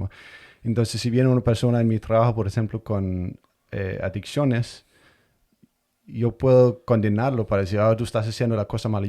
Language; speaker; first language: Spanish; non-native, fluent; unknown